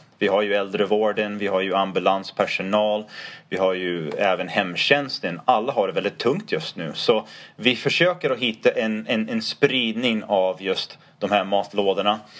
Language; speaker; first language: Swedish; non-native, fluent; English